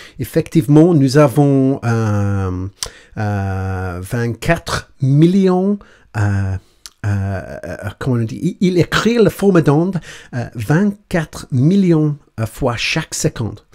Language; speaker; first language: French; non-native, learner; English